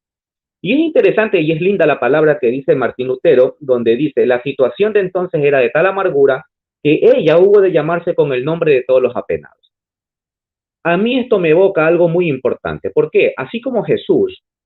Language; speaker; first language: Spanish; native; Spanish